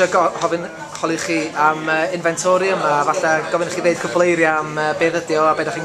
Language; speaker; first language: Welsh; native; Welsh